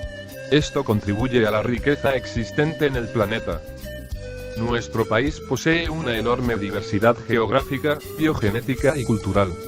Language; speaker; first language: Spanish; native; Spanish